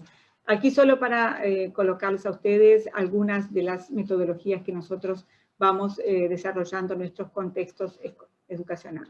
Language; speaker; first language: Spanish; non-native, fluent; Portuguese